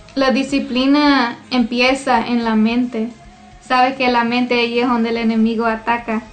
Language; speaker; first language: Spanish; early bilingual, heritage; Spanish